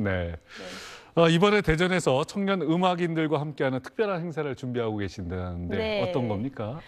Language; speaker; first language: Korean; native; Korean